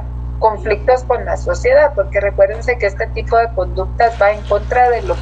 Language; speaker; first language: Spanish; native; Spanish